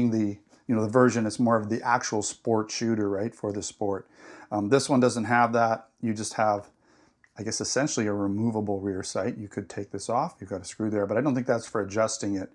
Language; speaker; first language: English; native; English